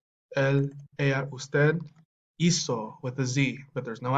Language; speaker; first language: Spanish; non-native, fluent; English